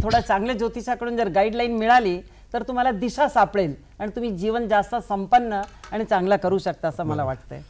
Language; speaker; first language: Marathi; non-native, local second language; Hindi